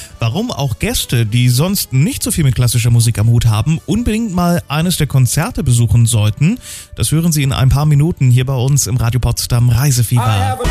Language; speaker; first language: German; native; German